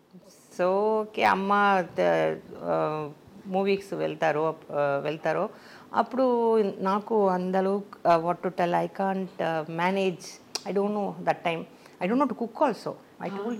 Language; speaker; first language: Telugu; non-native, local second language; Tamil